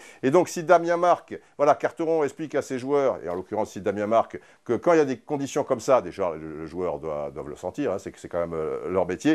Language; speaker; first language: French; native; French